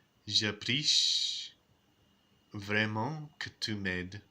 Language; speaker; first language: French; non-native, learner; English